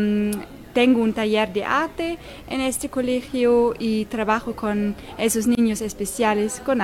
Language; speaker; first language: Spanish; non-native, learner; German